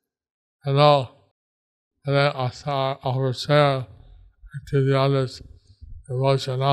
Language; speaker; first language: Spanish; non-native, learner; English